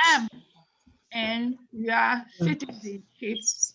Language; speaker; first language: English; non-native, learner; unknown